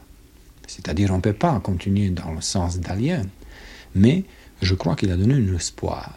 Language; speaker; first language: French; non-native, fluent; Croatian